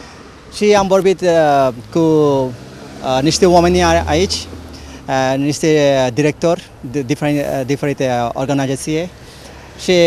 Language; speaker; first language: Romanian; non-native, learner; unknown